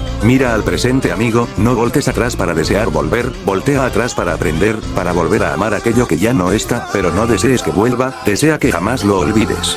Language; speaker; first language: Spanish; native; Spanish